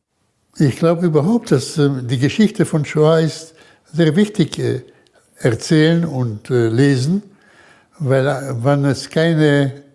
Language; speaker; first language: German; early bilingual, heritage; German